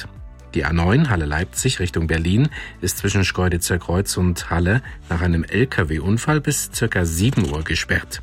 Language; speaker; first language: German; native; German